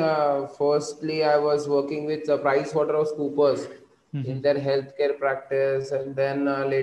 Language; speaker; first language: English; non-native, local second language; Marathi